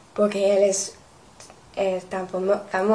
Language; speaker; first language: Spanish; non-native, learner; English